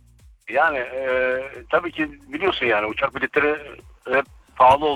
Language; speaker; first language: Turkish; early bilingual, heritage; Turkish